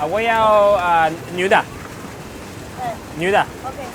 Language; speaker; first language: Chinese; non-native, fluent; English